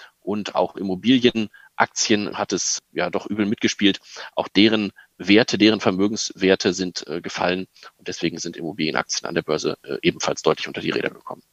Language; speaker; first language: German; native; German